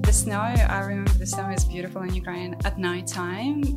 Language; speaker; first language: English; non-native, fluent; Ukrainian